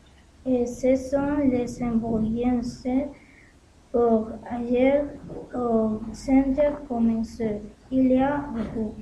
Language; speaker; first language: French; non-native, learner; Spanish